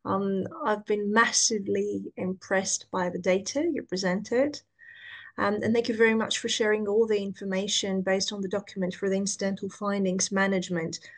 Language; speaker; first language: English; non-native, fluent; Greek